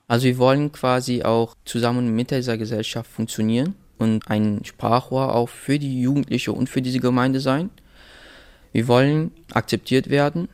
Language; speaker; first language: German; early bilingual, other home language; Macedonian